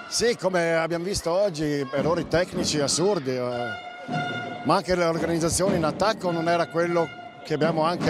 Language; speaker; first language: Italian; non-native, local second language; German